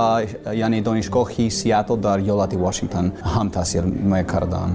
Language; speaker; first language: Persian; non-native, learner; English